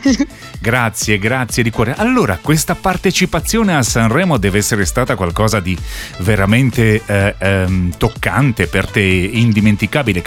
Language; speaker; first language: Italian; native; Italian